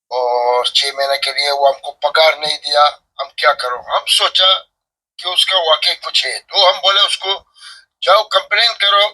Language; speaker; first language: Hindi; non-native, learner; Arabic